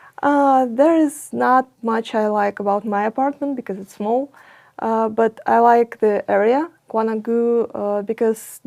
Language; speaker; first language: English; non-native, fluent; Russian